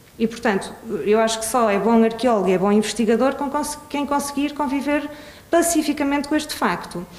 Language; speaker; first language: Portuguese; early bilingual, other home language; Swedish